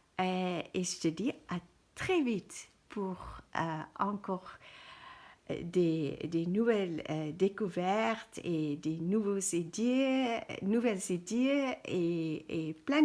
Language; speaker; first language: French; non-native, fluent; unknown